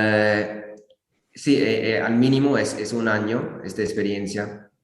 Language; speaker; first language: Spanish; non-native, learner; English